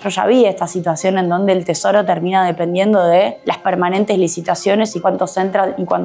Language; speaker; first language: Spanish; native; Spanish